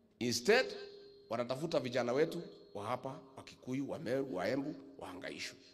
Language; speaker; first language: Swahili; non-native, local second language; Kikuyu